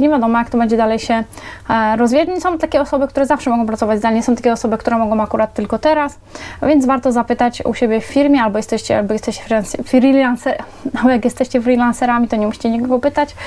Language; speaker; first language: Polish; native; Polish